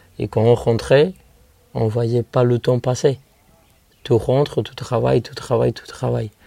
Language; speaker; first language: French; non-native, fluent; Spanish